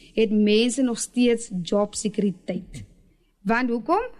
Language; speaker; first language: English; non-native, local second language; Afrikaans